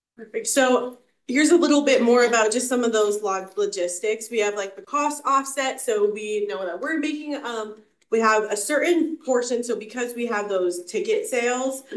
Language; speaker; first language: English; native; English